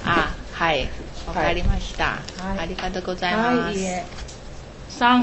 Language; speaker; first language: Japanese; non-native, learner; Chinese